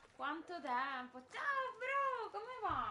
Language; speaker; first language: Italian; native; Italian